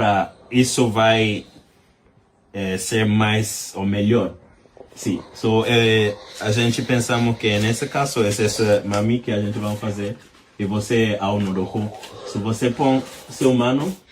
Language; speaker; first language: Portuguese; non-native, learner; English